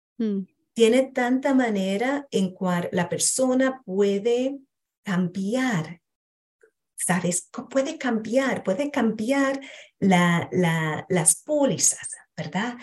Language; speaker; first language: Spanish; early bilingual, heritage; Spanish